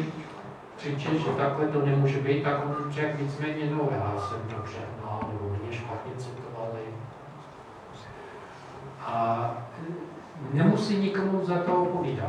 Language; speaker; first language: Czech; non-native, fluent; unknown